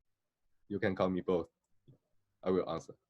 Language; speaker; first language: English; non-native, learner; Chinese